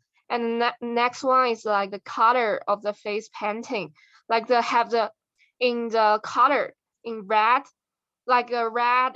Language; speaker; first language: English; non-native, learner; Chinese